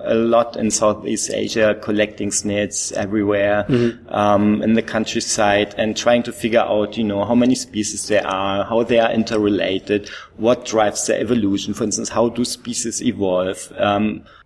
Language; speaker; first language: English; non-native, fluent; German